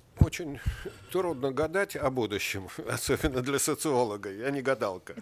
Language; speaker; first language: Russian; native; Russian